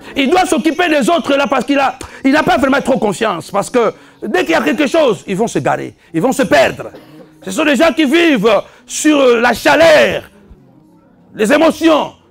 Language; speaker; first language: French; non-native, fluent; Lingala